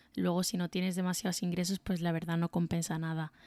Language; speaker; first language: Spanish; native; Spanish